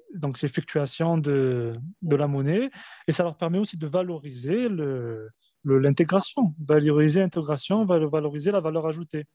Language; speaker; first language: French; early bilingual, other home language; Arabic